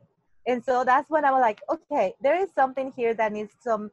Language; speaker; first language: English; non-native, fluent; Spanish